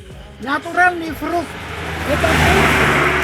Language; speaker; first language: Russian; non-native, learner; Georgian